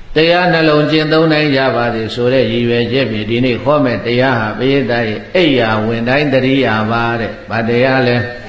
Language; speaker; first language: Burmese; native; Burmese